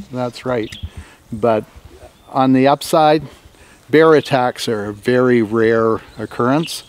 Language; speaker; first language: English; native; English